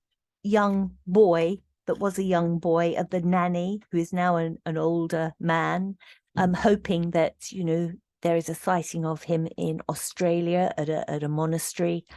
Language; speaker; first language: English; native; English